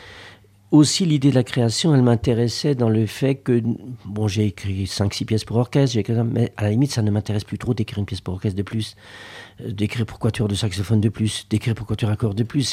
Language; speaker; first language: French; native; French